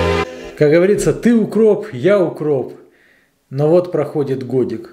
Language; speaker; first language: Russian; native; Russian